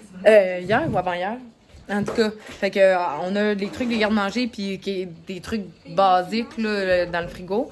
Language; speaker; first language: French; native; French